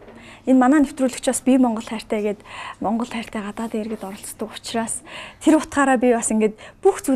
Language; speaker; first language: Mongolian; native; Mongolian